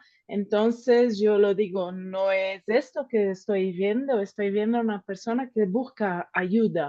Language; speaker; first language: Spanish; non-native, fluent; Portuguese